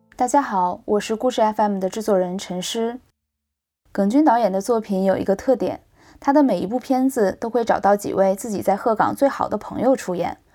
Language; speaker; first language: Chinese; native; Chinese